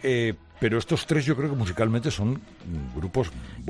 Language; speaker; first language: Spanish; native; Spanish